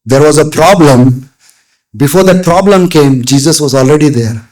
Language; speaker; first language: English; non-native, local second language; Telugu